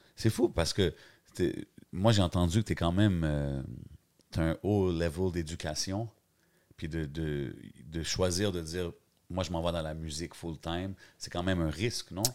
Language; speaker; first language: French; native; French